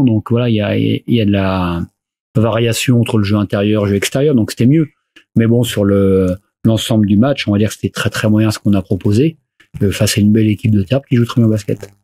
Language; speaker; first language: French; native; French